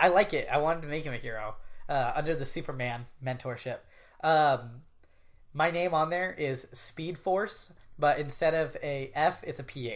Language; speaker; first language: English; native; English